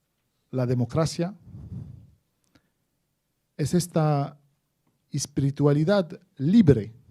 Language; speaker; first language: Spanish; non-native, fluent; Arabic